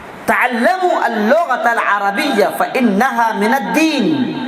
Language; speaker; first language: Arabic; non-native, fluent; Urdu